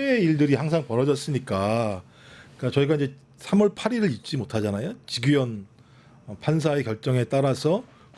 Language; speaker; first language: Korean; native; Korean